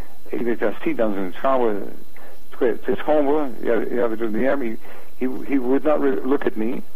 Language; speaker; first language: French; non-native, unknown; English